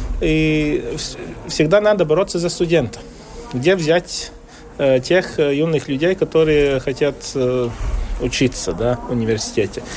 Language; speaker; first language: Russian; non-native, local second language; Latvian